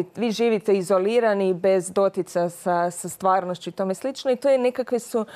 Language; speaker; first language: Croatian; native; Croatian